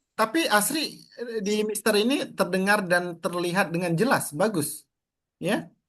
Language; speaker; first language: Indonesian; native; Indonesian